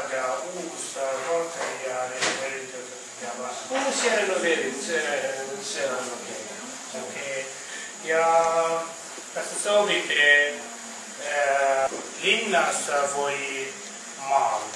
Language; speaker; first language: Estonian; non-native, learner; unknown